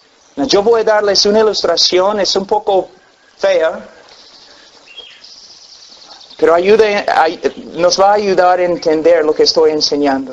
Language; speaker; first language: Spanish; non-native, fluent; English